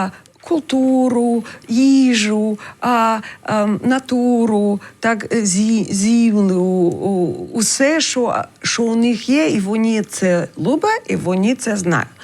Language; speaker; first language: Ukrainian; non-native, learner; English